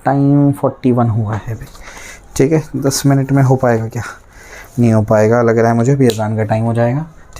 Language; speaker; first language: Hindi; native; Hindi